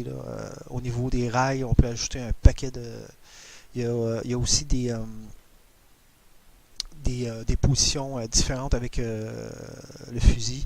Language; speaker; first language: French; native; French